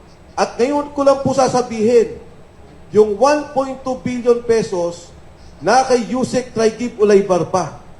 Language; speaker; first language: Filipino; native; Filipino